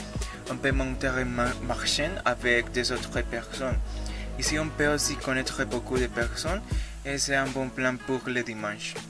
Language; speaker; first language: French; non-native, learner; Spanish